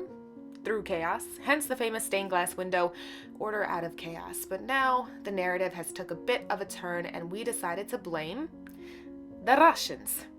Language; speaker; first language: English; native; English